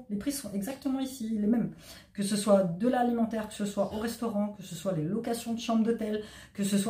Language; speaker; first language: French; native; French